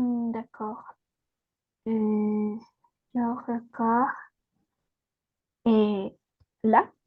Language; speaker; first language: French; non-native, learner; Spanish